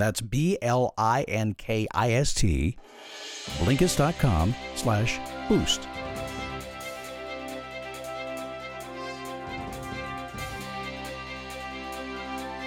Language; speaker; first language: English; native; English